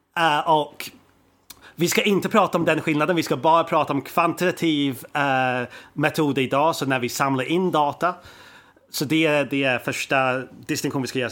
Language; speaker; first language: Swedish; native; Swedish